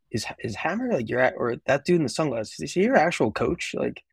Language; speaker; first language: English; native; English